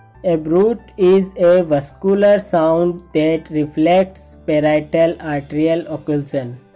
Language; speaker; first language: English; non-native, local second language; Hindi